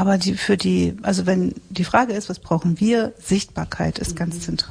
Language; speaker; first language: German; native; German